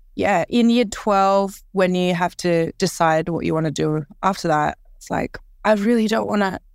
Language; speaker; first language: English; early bilingual, other home language; Korean